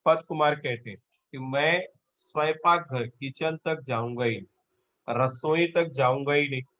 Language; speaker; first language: Hindi; non-native, local second language; Marathi